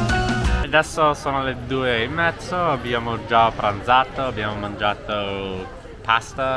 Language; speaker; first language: Italian; non-native, fluent; English